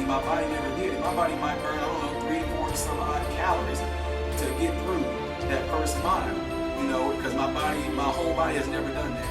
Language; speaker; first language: English; native; English